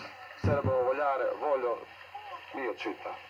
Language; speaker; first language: Italian; non-native, learner; Bosnian